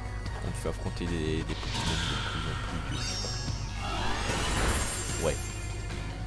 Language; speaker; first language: French; native; French